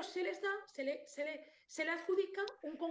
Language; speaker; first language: Spanish; native; Spanish